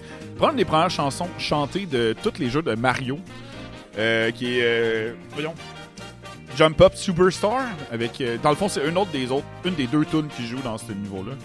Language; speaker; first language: French; native; French